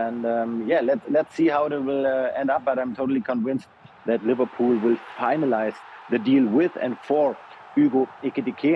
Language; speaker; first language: English; non-native, fluent; German